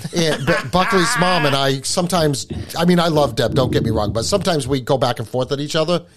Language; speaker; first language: English; native; English